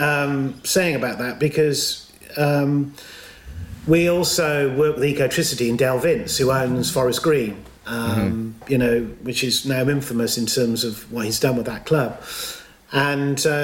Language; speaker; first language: English; native; English